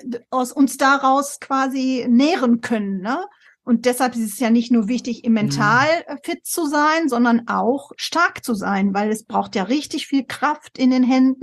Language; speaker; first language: German; native; German